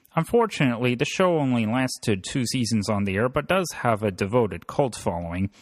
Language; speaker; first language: English; native; English